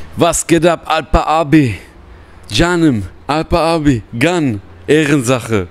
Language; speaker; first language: German; early bilingual, other home language; Persian